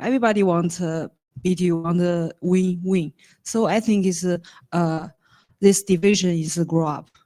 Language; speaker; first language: English; non-native, learner; Chinese